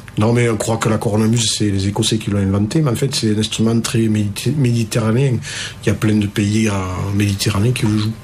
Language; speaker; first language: French; native; French